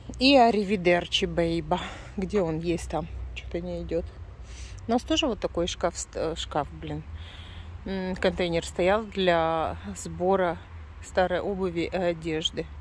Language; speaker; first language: Russian; native; Russian